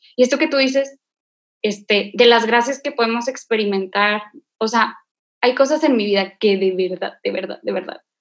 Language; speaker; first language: Spanish; native; Spanish